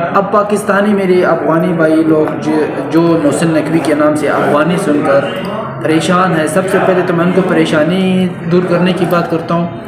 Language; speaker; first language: Urdu; non-native, local second language; Pashto